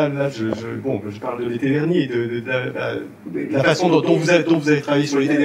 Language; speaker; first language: French; native; French